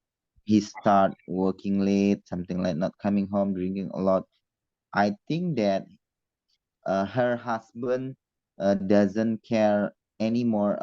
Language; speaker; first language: English; non-native, learner; Indonesian